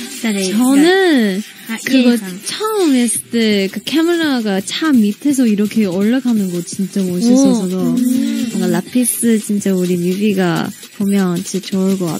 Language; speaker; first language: Korean; non-native, fluent; Japanese